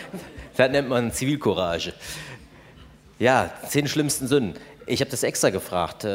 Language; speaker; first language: German; native; German